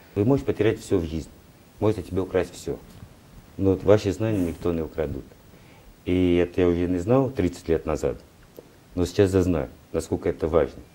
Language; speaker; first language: Russian; non-native, learner; Portuguese